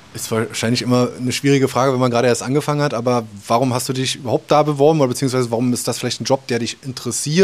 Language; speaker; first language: German; native; German